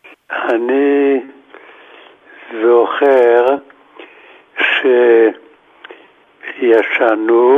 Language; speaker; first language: Hebrew; non-native, fluent; German